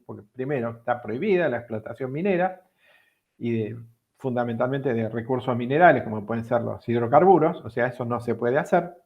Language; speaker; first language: Spanish; native; Spanish